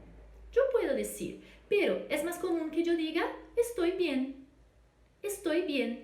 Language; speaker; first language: Spanish; non-native, fluent; Portuguese